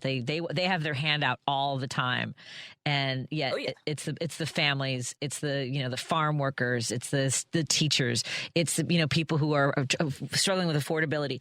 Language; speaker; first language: English; native; English